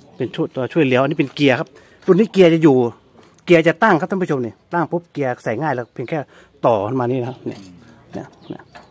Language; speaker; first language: Thai; non-native, local second language; Northeastern Thai